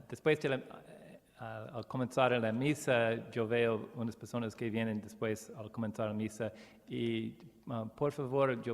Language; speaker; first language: Spanish; non-native, learner; English